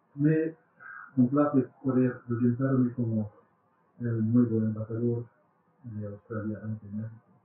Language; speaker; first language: Spanish; non-native, learner; English